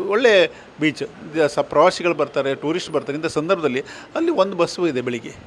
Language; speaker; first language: Kannada; native; Kannada